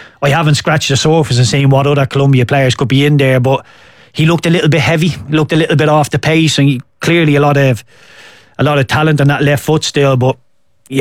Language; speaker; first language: English; native; English